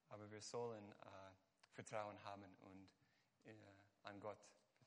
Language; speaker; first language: German; non-native, fluent; Hungarian